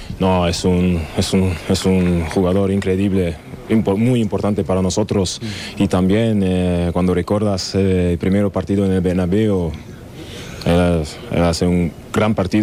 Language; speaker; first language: Spanish; non-native, learner; German